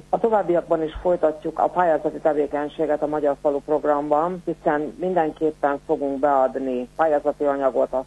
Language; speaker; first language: Hungarian; native; Hungarian